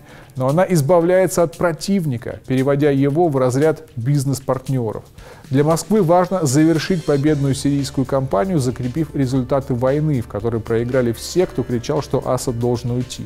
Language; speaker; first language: Russian; native; Russian